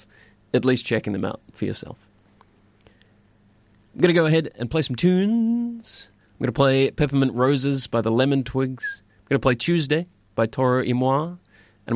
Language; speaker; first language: English; native; English